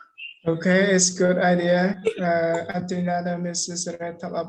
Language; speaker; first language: English; non-native, learner; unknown